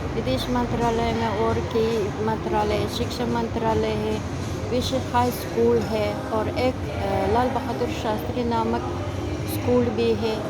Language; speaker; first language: Hindi; non-native, fluent; Uzbek